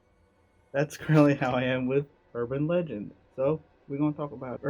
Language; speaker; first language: English; native; English